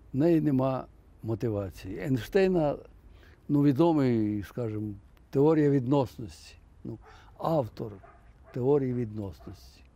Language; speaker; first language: Ukrainian; native; Ukrainian